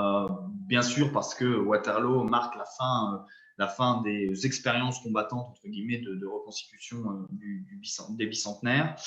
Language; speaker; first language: French; native; French